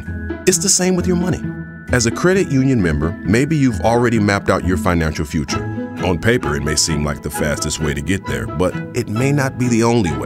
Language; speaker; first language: English; native; English